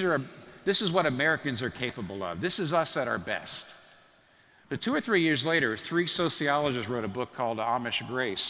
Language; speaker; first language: English; native; English